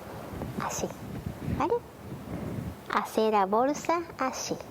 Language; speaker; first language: Spanish; non-native, learner; Japanese